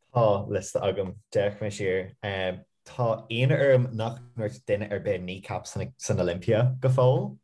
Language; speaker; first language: Irish; native; Irish